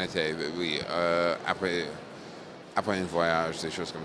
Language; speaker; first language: French; non-native, fluent; English